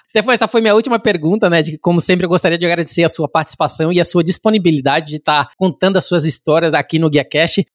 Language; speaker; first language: Portuguese; native; Portuguese